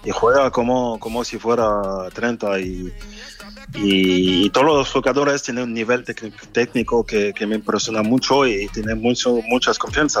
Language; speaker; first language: Spanish; non-native, fluent; French